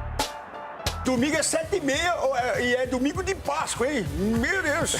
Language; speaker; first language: Portuguese; native; Portuguese